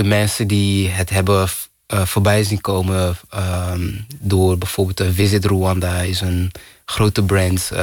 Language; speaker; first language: Dutch; early bilingual, other home language; Kinyarwanda